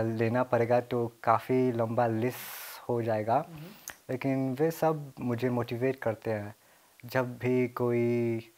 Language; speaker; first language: Hindi; early bilingual, heritage; Hindi